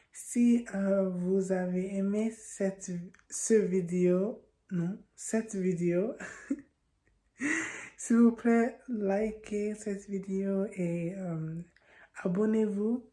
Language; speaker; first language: French; non-native, learner; English